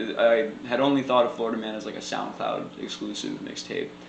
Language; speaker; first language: English; native; English